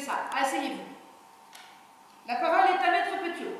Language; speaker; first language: French; native; French